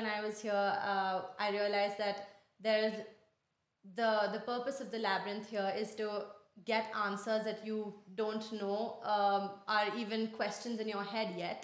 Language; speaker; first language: English; non-native, local second language; Hindi